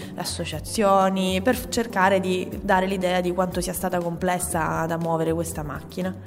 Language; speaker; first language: Italian; native; Italian